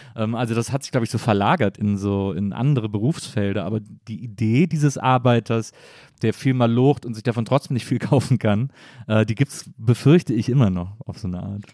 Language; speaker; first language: German; native; German